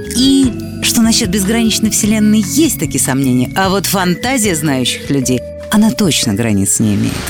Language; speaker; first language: Russian; native; Russian